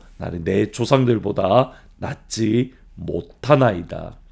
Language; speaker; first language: Korean; native; Korean